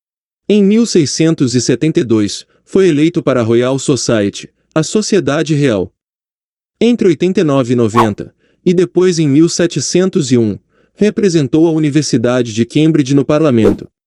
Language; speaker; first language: Portuguese; native; Portuguese